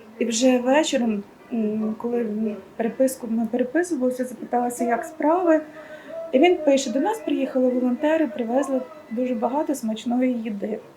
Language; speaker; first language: Ukrainian; native; Ukrainian